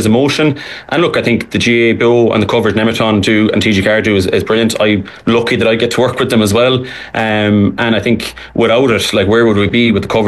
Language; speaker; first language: English; native; English